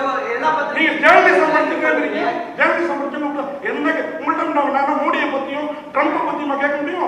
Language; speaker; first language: Tamil; native; Tamil